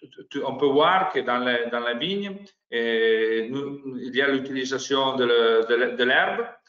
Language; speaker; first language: French; non-native, learner; Italian